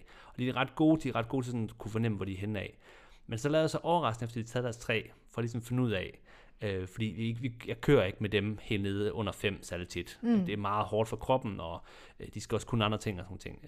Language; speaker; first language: Danish; native; Danish